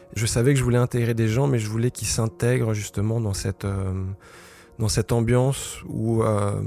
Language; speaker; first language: French; native; French